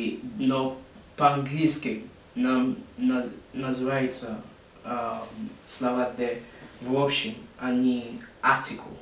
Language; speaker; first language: Russian; non-native, learner; English